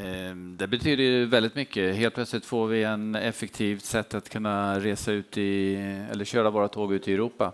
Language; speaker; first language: Swedish; native; Swedish